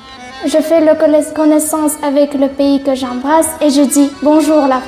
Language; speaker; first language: French; non-native, learner; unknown